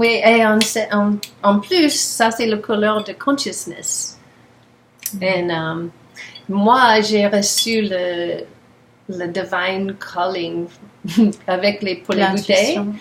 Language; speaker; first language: French; non-native, learner; English